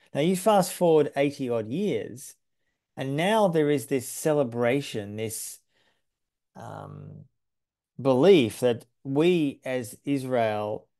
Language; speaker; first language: English; native; English